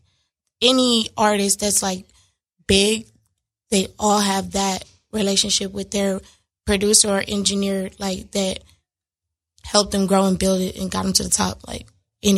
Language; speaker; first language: English; native; English